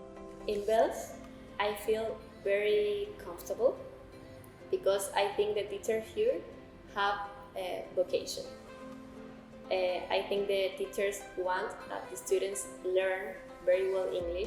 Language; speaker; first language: English; non-native, learner; Spanish